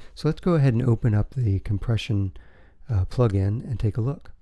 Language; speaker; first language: English; native; English